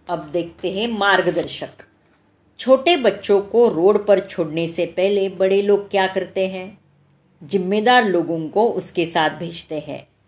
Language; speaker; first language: Hindi; non-native, local second language; Marathi